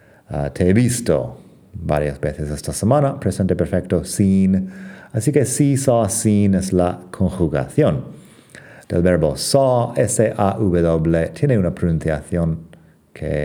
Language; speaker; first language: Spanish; non-native, fluent; English